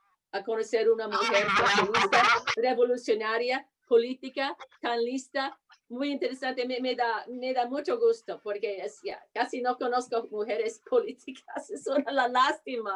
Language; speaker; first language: Spanish; non-native, fluent; English